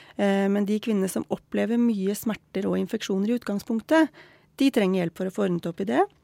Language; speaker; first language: Norwegian; native; Norwegian